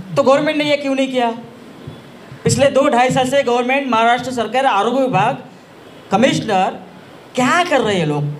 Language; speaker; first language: Hindi; non-native, local second language; Marathi